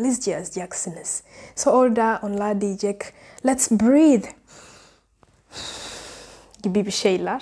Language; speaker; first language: Turkish; non-native, learner; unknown